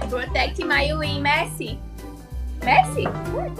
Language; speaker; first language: English; non-native, learner; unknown